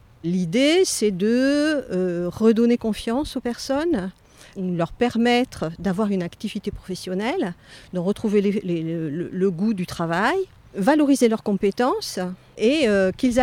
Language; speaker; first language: French; native; French